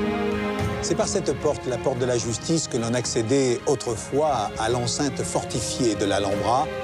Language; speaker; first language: French; native; French